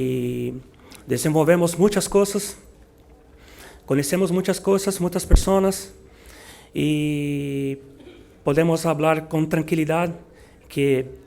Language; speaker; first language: Spanish; non-native, learner; Portuguese